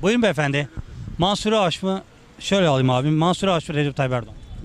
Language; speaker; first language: Turkish; native; Turkish